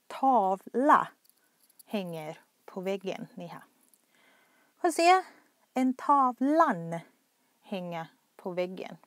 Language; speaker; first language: Swedish; non-native, fluent; Thai